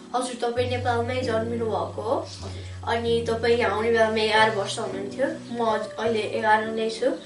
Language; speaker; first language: Nepali; early bilingual, heritage; Nepali